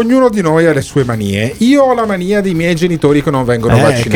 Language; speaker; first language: Italian; native; Italian